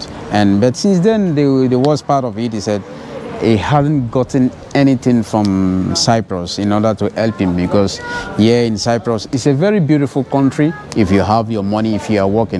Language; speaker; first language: English; non-native, fluent; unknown